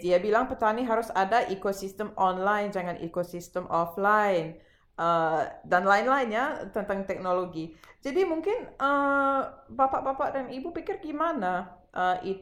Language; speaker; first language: Indonesian; non-native, fluent; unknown